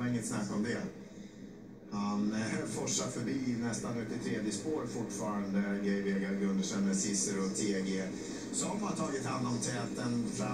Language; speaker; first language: Swedish; native; Swedish